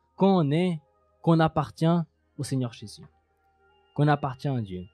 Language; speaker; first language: French; native; French